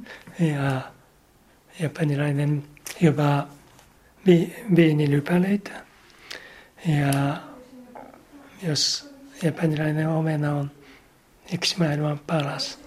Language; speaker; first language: Finnish; non-native, learner; Japanese